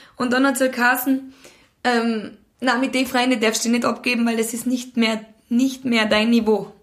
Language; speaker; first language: German; native; German